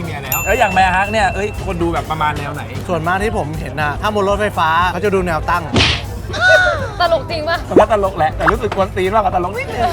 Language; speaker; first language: Thai; native; Thai